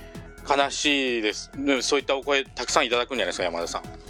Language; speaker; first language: Japanese; native; Japanese